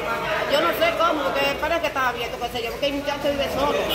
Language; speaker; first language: Spanish; native; Spanish